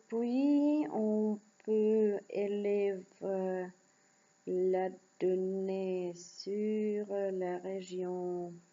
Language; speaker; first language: French; non-native, learner; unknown